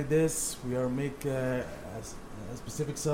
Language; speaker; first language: English; non-native, learner; Arabic